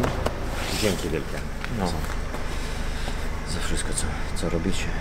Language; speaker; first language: Polish; non-native, fluent; Ukrainian